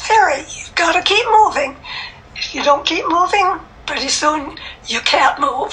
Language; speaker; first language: English; native; English